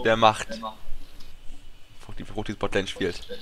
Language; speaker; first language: German; native; German